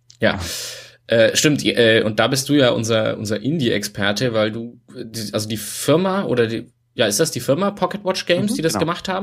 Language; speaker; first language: German; native; German